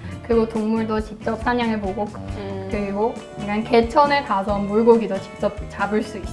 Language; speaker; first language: Korean; non-native, fluent; Chinese